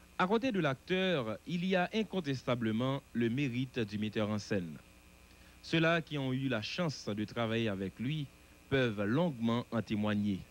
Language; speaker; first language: French; non-native, local second language; Haitian Creole